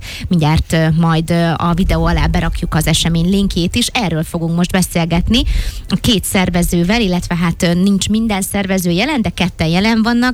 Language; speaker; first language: Hungarian; native; Hungarian